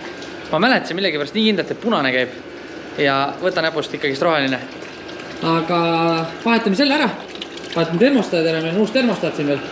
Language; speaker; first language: Estonian; native; Estonian